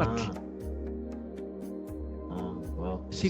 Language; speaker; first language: Spanish; non-native, learner; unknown